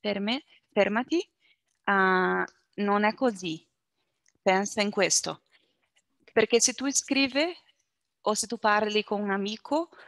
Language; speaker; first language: Italian; non-native, learner; Portuguese